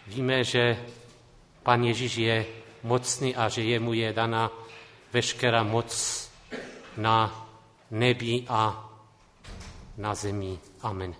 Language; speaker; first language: Czech; non-native, local second language; Polish